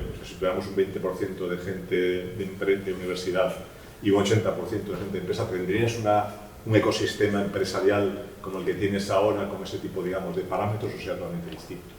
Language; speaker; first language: Spanish; native; Spanish